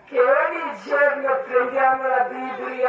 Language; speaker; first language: Italian; non-native, learner; Croatian